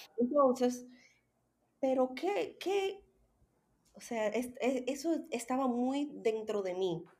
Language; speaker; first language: Spanish; native; Spanish